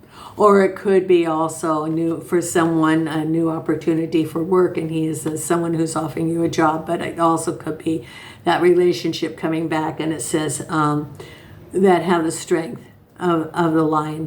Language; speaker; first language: English; native; English